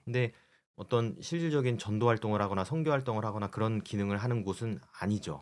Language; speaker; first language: Korean; native; Korean